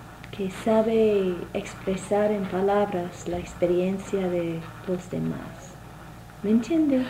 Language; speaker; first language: Spanish; non-native, fluent; English